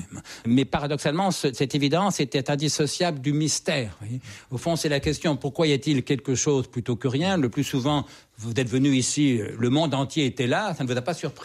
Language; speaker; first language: French; native; French